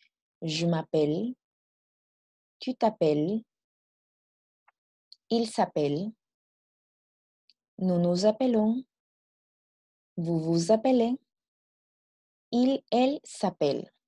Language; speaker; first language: French; non-native, fluent; Spanish